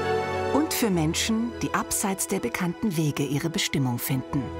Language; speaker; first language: German; native; German